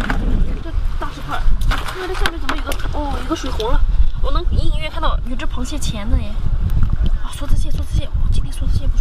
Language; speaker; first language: Chinese; native; Chinese